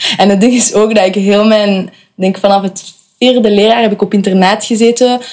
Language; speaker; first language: Dutch; native; Dutch